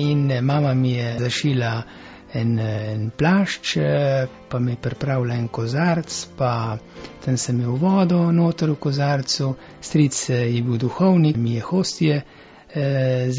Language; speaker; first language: Slovenian; early bilingual, heritage; Slovenian